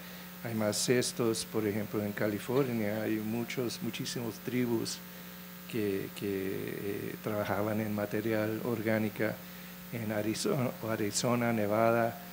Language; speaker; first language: Spanish; non-native, fluent; English